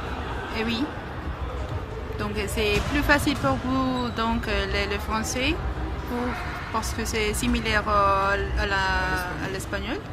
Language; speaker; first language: French; non-native, fluent; Spanish